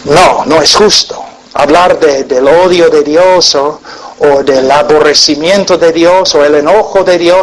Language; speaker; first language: Spanish; non-native, fluent; English